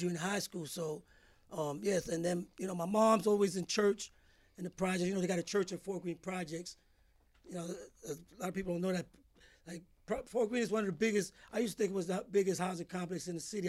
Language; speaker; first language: English; early bilingual, other home language; Spanish